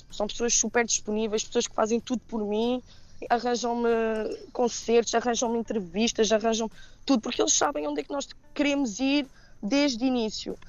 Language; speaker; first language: Portuguese; early bilingual, heritage; Portuguese